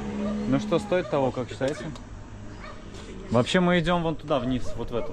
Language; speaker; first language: Russian; native; Russian